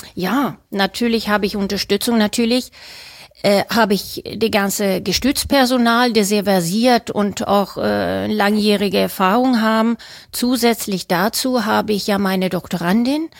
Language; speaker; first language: German; non-native, fluent; Swedish